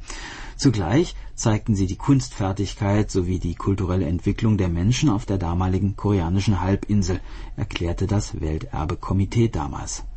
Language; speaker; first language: German; native; German